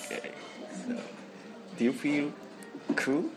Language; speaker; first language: English; non-native, learner; Japanese